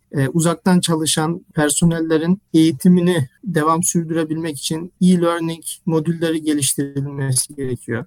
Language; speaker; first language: Turkish; early bilingual, heritage; Turkish